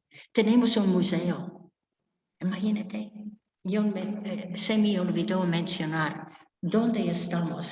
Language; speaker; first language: Spanish; non-native, fluent; English